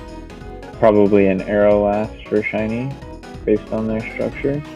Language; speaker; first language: English; native; English